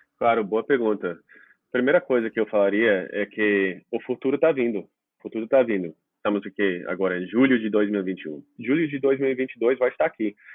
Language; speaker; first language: Portuguese; non-native, fluent; English